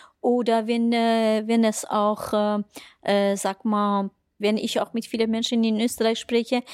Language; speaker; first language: German; non-native, fluent; Persian